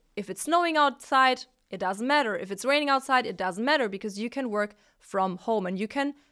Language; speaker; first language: English; non-native, fluent; Italian